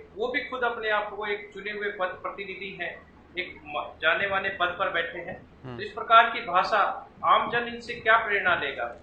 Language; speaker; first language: Hindi; native; Hindi